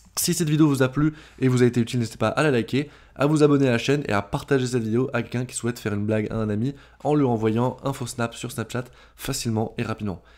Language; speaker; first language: French; native; French